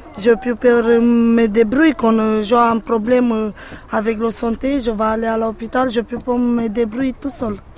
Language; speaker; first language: French; non-native, learner; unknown